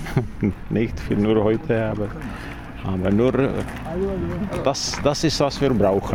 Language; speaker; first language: German; non-native, learner; Czech